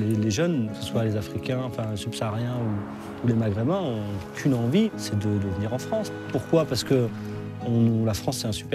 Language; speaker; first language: French; early bilingual, other home language; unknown